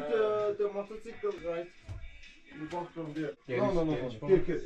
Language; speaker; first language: English; non-native, learner; Mongolian